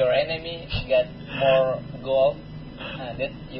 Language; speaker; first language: English; non-native, learner; Indonesian